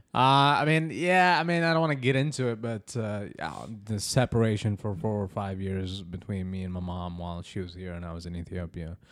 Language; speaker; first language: English; early bilingual, other home language; Arabic